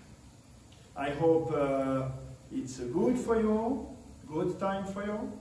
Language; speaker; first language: English; non-native, learner; French